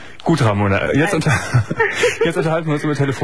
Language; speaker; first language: German; native; German